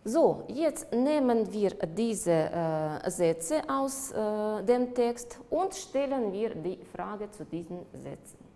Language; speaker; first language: German; non-native, fluent; Russian